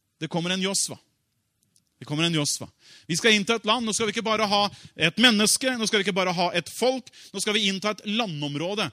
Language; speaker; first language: Norwegian; native; Norwegian